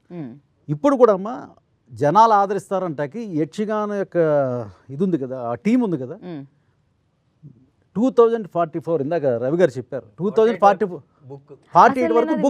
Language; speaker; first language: Telugu; native; Telugu